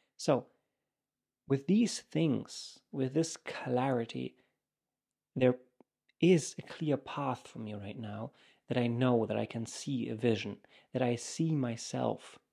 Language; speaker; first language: English; non-native, fluent; German